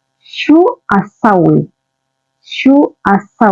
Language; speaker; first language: Arabic; non-native, learner; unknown